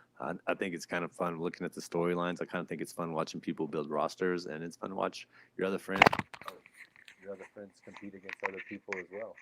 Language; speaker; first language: English; native; English